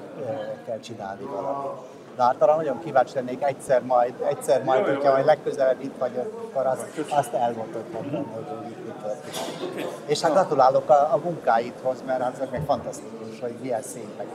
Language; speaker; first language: Hungarian; native; Hungarian